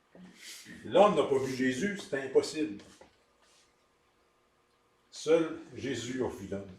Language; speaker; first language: French; native; French